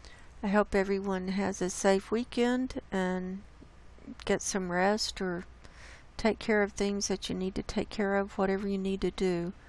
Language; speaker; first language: English; native; English